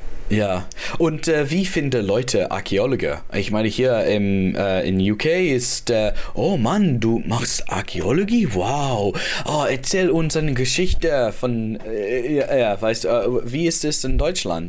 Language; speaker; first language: German; non-native, learner; English